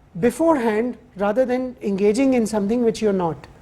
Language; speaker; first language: English; non-native, local second language; Urdu